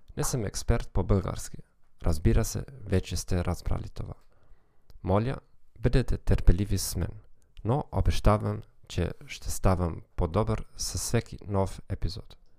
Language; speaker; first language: Bulgarian; non-native, learner; German